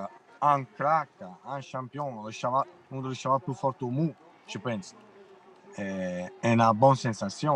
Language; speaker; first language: French; non-native, fluent; Italian